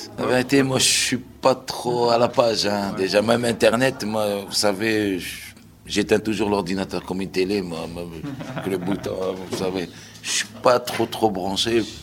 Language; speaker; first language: French; non-native, local second language; Arabic